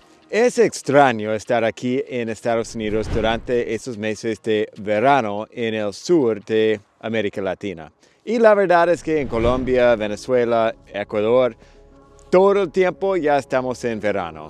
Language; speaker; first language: Spanish; non-native, fluent; English